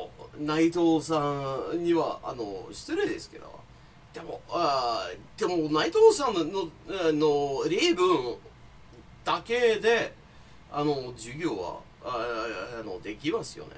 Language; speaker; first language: Japanese; non-native, fluent; English